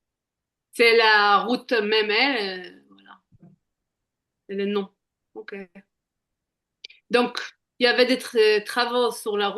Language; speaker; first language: French; native; French